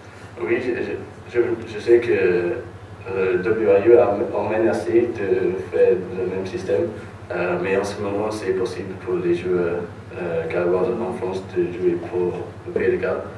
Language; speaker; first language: French; non-native, learner; English